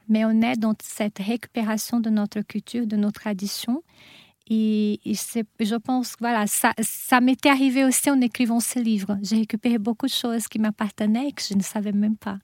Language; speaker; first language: French; non-native, fluent; Portuguese